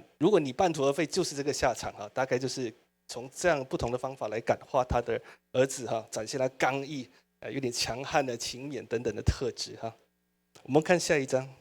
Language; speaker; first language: Chinese; native; Chinese